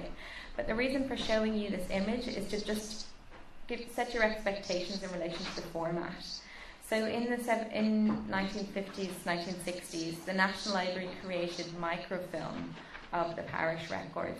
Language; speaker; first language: English; native; English